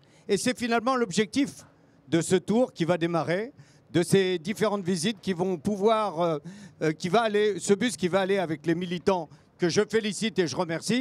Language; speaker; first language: French; native; French